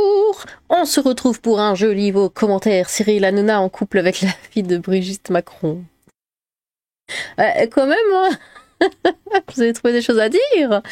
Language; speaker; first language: French; native; French